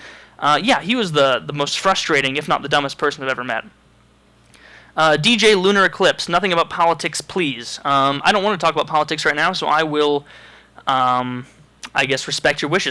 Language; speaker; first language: English; native; English